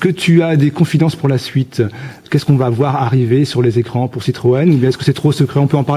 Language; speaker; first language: French; native; French